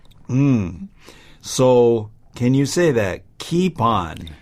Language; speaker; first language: English; native; English